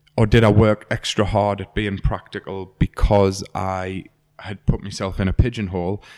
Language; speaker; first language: English; native; English